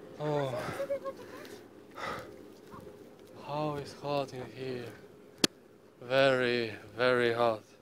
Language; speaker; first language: English; non-native, learner; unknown